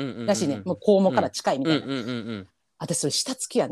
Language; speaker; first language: Japanese; native; Japanese